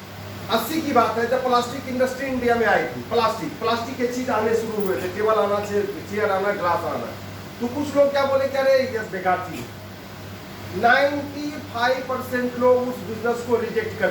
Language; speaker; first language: Hindi; native; Hindi